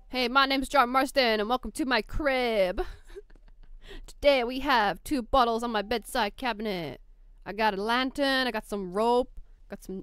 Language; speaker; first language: English; native; English